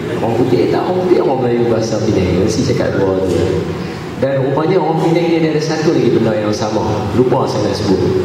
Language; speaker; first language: Malay; native; Malay